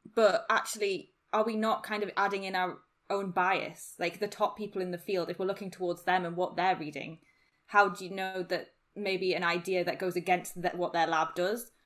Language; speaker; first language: English; native; English